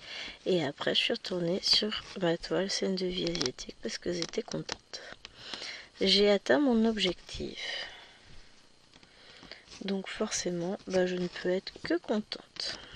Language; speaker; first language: French; native; French